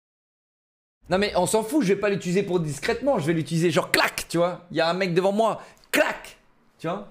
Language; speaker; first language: French; native; French